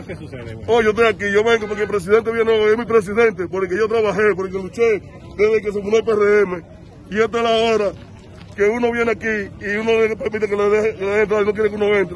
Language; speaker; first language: Spanish; native; Spanish